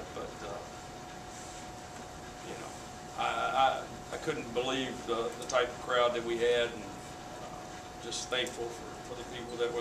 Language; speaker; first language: English; native; English